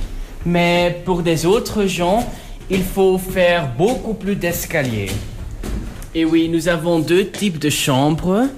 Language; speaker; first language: French; non-native, local second language; Dutch